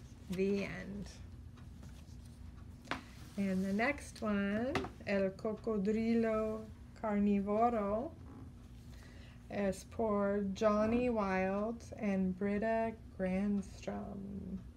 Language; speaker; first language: English; native; English